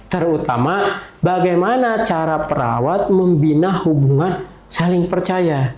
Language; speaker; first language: Indonesian; native; Indonesian